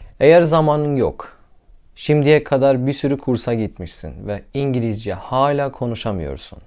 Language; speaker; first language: Turkish; non-native, learner; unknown